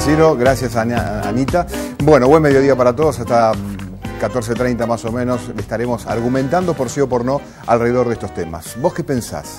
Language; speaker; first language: Spanish; native; Spanish